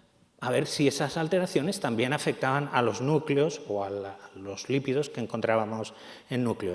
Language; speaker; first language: Spanish; native; Spanish